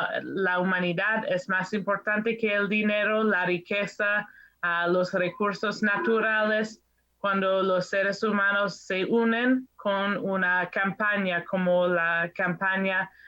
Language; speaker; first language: Spanish; non-native, fluent; English